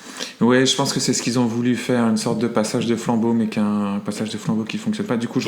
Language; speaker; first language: French; native; French